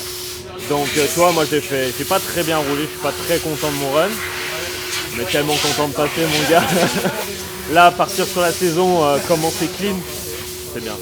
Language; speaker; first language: French; native; French